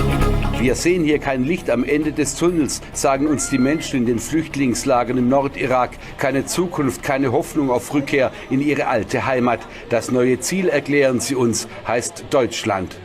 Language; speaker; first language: German; native; German